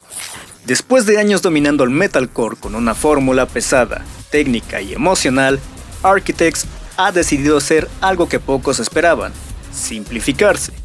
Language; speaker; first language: Spanish; native; Spanish